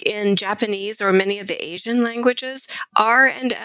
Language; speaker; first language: English; native; English